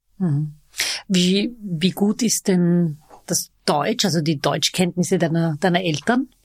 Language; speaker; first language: German; early bilingual, other home language; Turkish